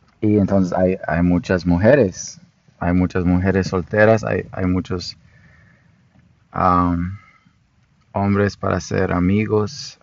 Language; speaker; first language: Spanish; non-native, fluent; English